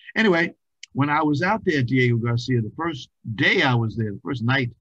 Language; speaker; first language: English; native; English